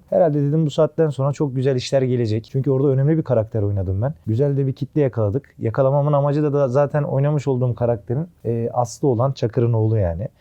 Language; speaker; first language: Turkish; native; Turkish